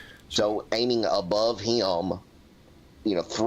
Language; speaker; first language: English; native; English